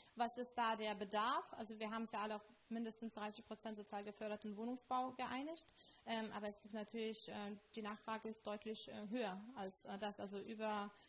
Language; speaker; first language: German; non-native, fluent; Lithuanian